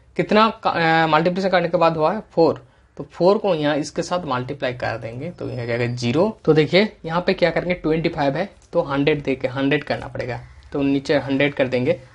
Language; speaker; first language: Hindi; non-native, local second language; Bangla